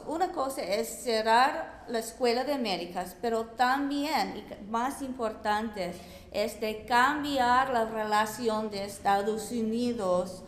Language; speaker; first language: Spanish; non-native, fluent; English